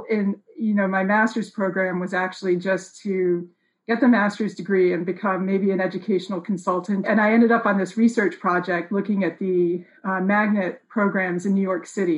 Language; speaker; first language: English; native; English